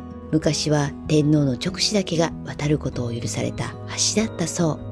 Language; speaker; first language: Japanese; native; Japanese